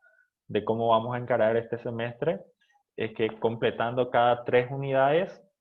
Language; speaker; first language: Spanish; native; Spanish